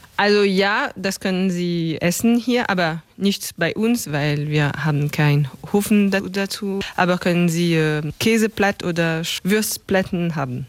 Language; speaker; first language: German; non-native, learner; French